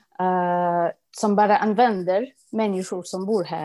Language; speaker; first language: Swedish; non-native, fluent; Russian